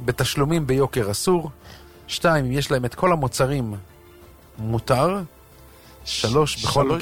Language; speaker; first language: Hebrew; native; Hebrew